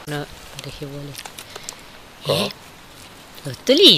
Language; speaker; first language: Italian; native; Italian